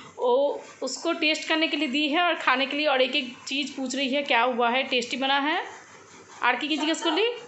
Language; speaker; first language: Hindi; non-native, local second language; Bangla